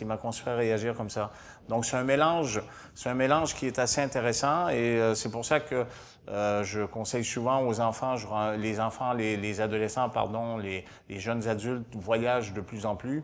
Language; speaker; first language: French; native; French